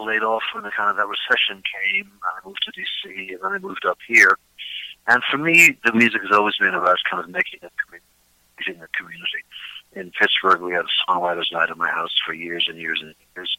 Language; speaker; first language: English; native; English